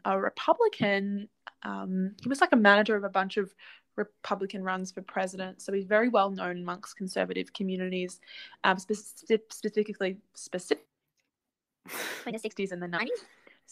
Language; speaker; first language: English; native; English